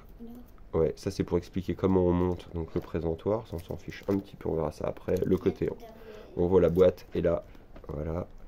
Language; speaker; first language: French; native; French